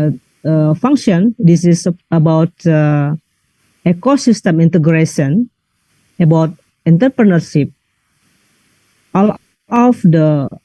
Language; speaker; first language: English; non-native, learner; Indonesian